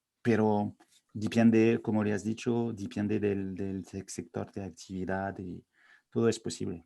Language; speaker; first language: Spanish; non-native, fluent; French